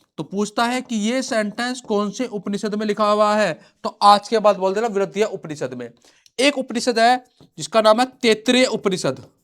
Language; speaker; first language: Hindi; native; Hindi